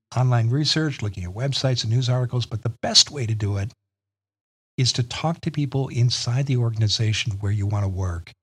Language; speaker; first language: English; native; English